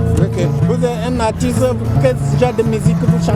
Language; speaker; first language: French; non-native, local second language; English